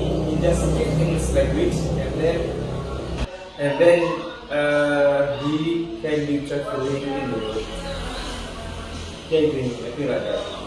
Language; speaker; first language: English; non-native, learner; Indonesian